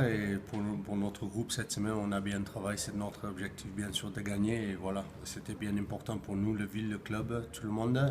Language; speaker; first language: French; non-native, fluent; English